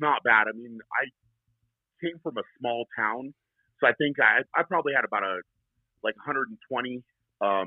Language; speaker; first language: English; native; English